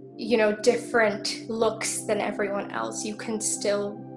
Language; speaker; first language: English; native; English